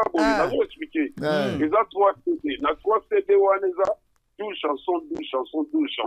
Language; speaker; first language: French; non-native, local second language; Lingala